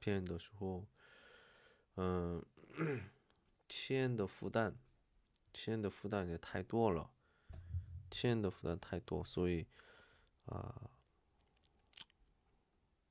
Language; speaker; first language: Chinese; non-native, learner; Korean